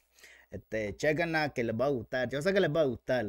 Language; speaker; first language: Spanish; native; Spanish